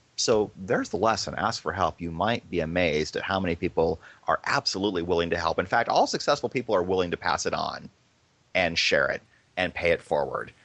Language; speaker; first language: English; native; English